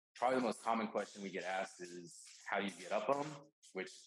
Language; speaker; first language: English; native; English